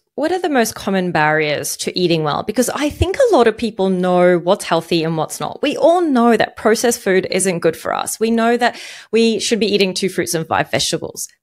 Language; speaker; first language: English; non-native, fluent; Arabic